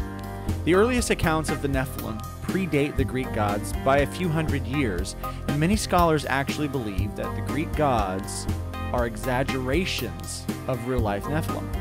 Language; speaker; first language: English; native; English